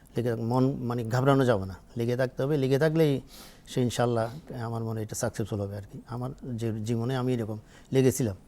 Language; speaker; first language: Bangla; native; Bangla